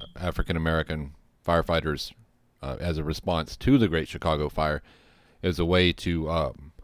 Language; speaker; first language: English; native; English